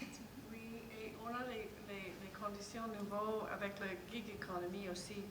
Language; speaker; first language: French; non-native, learner; English